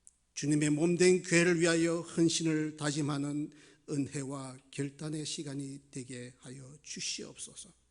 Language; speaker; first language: Korean; native; Korean